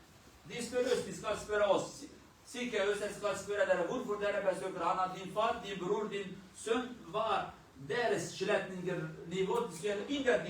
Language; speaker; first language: Swedish; non-native, learner; Kurdish